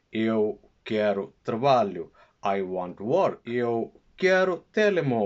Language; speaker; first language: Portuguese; non-native, learner; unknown